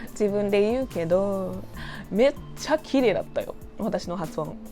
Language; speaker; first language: Japanese; non-native, fluent; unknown